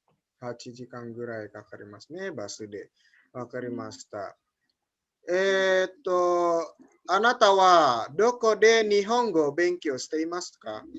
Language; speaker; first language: Japanese; non-native, fluent; Indonesian